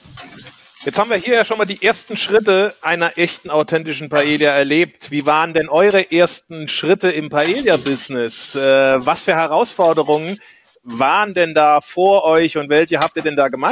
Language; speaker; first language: German; native; German